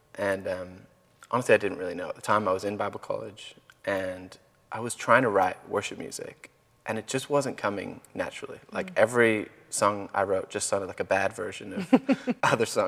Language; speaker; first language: English; native; English